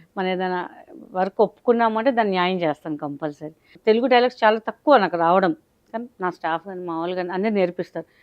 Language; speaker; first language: Telugu; non-native, local second language; Hindi